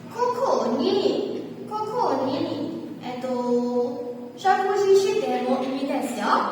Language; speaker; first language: Japanese; non-native, learner; Burmese